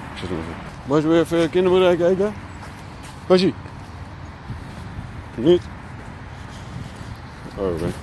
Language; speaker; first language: Dutch; early bilingual, other home language; Turkish